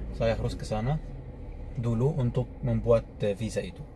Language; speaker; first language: Indonesian; non-native, fluent; Arabic